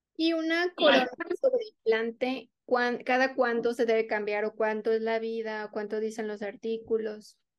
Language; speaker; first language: Spanish; native; Spanish